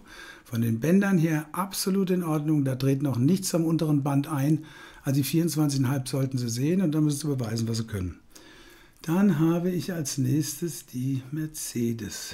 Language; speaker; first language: German; native; German